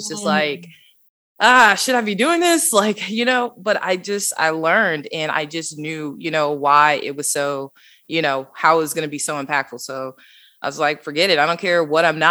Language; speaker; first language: English; native; English